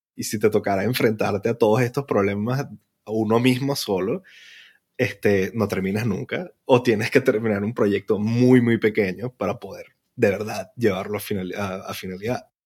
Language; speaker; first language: Spanish; native; Spanish